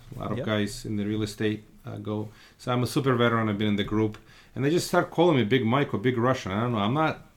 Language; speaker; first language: English; non-native, fluent; Russian